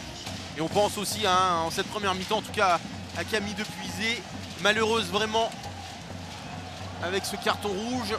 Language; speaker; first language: French; native; French